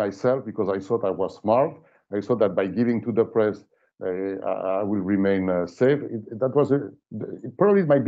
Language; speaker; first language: English; non-native, fluent; French